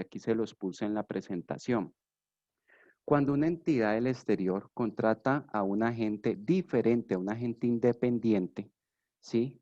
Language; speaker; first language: Spanish; native; Spanish